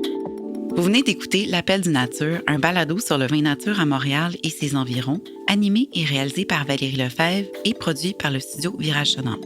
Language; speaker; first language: French; native; French